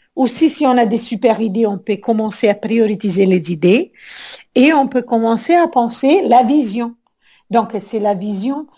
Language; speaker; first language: French; non-native, fluent; Italian